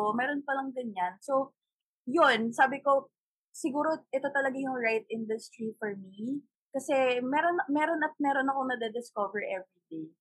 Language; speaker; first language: Filipino; non-native, local second language; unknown